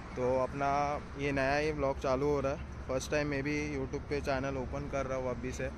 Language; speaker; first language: Hindi; non-native, local second language; Marathi